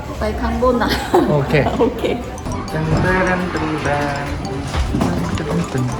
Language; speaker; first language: Thai; non-native, learner; Korean